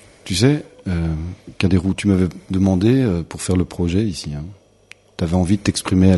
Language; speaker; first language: French; native; French